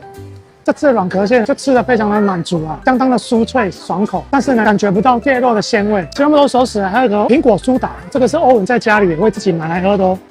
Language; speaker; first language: Chinese; native; Chinese